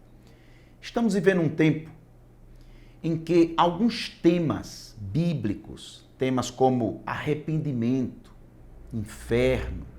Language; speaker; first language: Portuguese; native; Portuguese